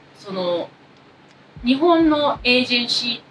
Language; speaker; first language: Japanese; early bilingual, heritage; Japanese